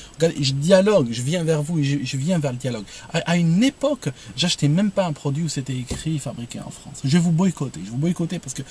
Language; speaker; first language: French; non-native, local second language; Arabic